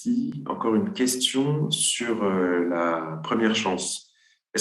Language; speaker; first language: French; native; French